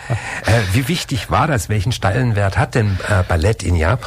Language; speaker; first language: German; native; German